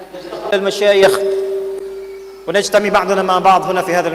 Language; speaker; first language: Arabic; non-native, fluent; Indonesian